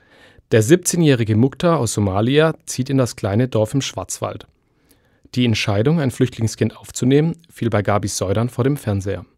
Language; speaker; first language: German; native; German